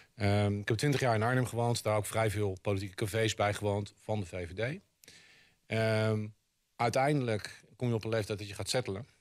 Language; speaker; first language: Dutch; native; Dutch